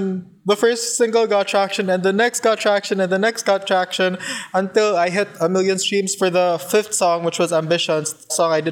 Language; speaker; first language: English; non-native, local second language; Cebuano